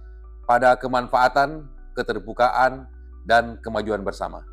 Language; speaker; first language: Indonesian; native; Indonesian